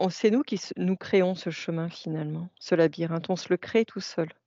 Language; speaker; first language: French; native; French